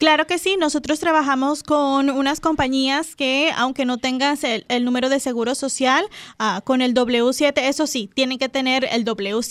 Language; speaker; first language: Spanish; native; Spanish